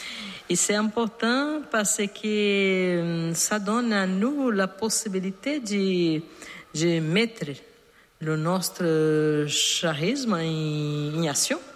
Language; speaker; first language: French; non-native, learner; Portuguese